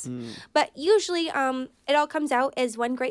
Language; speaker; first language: English; native; English